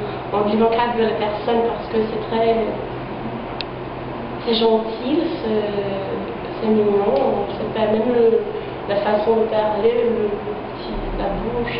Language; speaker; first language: French; non-native, fluent; Portuguese